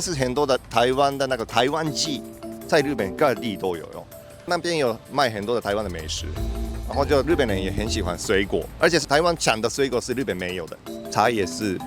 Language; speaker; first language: Chinese; non-native, fluent; Japanese